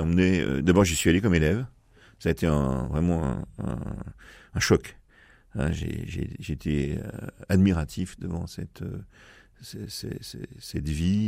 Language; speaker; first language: French; native; French